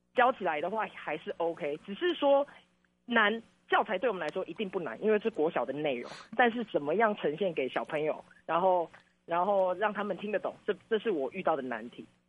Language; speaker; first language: Chinese; native; Chinese